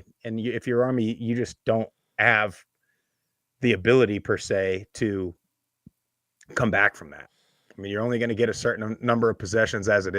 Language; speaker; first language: English; native; English